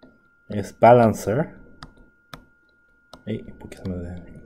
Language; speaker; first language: Spanish; non-native, fluent; Korean